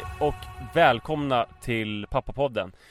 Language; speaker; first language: Swedish; native; Swedish